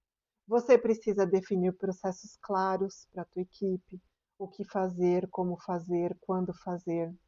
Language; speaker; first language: Portuguese; native; Portuguese